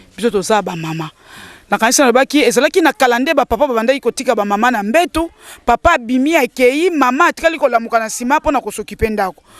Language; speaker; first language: Lingala; native; Lingala